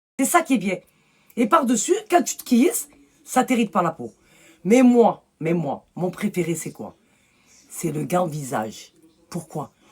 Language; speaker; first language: French; early bilingual, other home language; Arabic